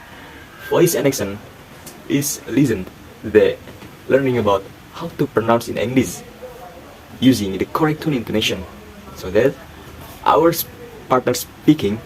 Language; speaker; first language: English; non-native, learner; Indonesian